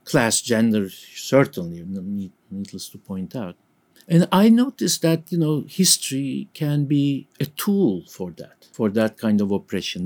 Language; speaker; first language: English; non-native, fluent; Turkish